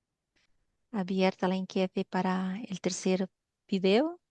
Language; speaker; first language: Spanish; non-native, learner; Portuguese